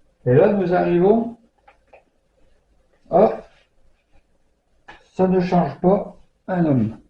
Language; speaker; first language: French; native; French